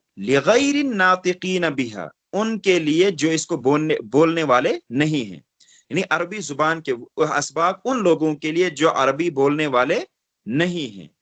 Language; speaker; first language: Urdu; non-native, local second language; Kashmiri